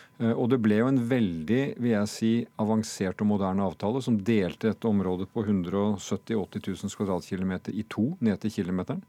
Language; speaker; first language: Norwegian; native; Norwegian